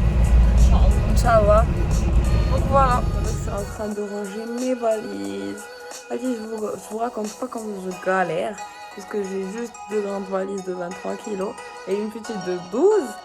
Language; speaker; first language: French; non-native, local second language; Arabic